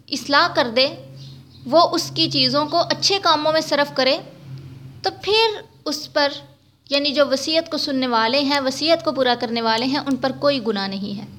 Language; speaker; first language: Urdu; native; Urdu